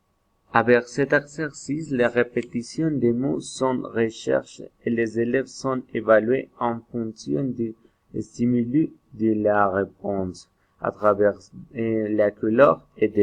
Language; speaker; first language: French; non-native, learner; Spanish